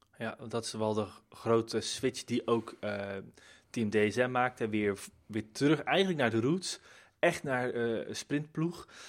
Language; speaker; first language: Dutch; native; Dutch